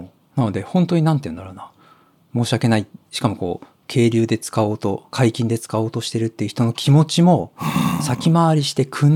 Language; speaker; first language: Japanese; native; Japanese